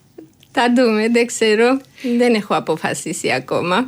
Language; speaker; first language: Greek; non-native, learner; Georgian